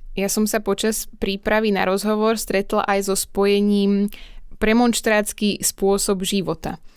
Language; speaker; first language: Slovak; native; Slovak